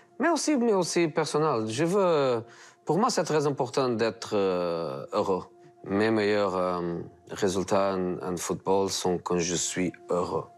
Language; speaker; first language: French; non-native, fluent; Portuguese